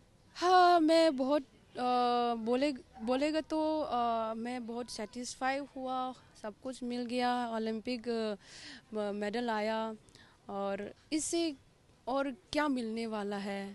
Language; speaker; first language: Hindi; non-native, local second language; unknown